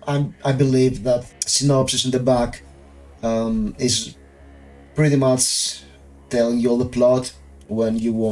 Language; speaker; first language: English; non-native, fluent; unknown